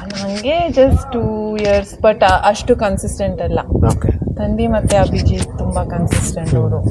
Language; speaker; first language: Kannada; early bilingual, heritage; Kannada